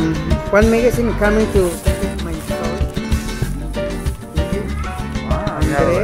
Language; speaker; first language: English; non-native, learner; Spanish